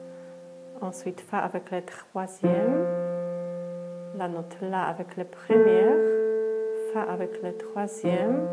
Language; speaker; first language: French; non-native, fluent; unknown